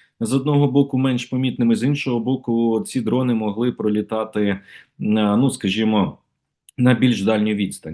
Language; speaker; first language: Ukrainian; native; Ukrainian